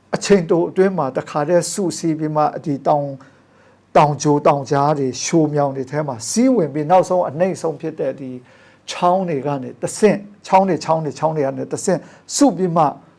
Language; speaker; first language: Burmese; non-native, local second language; Kachin